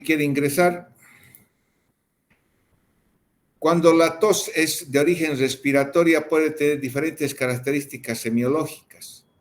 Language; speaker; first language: Spanish; native; Spanish